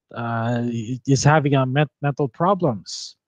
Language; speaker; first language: English; non-native, local second language; Filipino